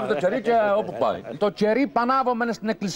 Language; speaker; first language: Greek; native; Greek